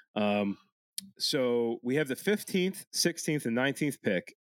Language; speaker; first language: English; early bilingual, other home language; Italian